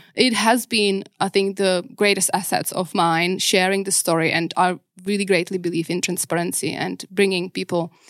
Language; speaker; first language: English; non-native, fluent; Czech